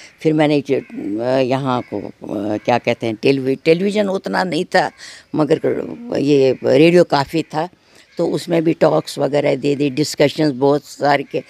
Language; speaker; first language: Urdu; non-native, local second language; Kashmiri